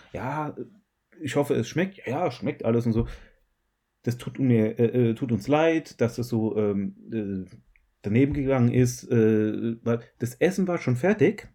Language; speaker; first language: German; native; German